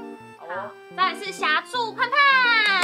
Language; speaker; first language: Chinese; native; Chinese